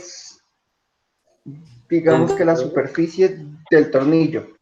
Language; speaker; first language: Spanish; native; Spanish